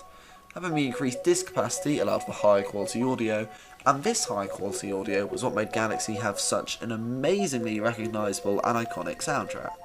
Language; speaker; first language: English; native; English